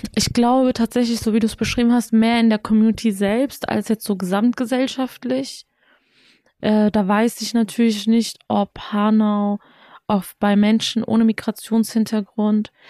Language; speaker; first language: German; native; German